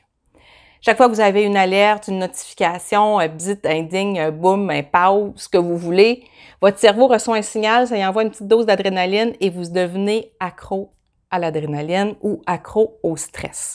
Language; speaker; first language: French; native; French